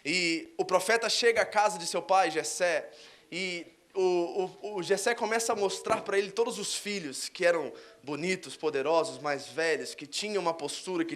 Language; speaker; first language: Portuguese; native; Portuguese